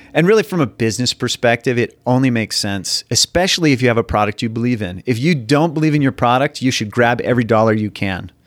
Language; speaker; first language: English; native; English